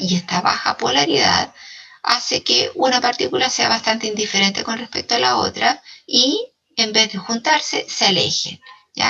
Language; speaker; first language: Spanish; native; Spanish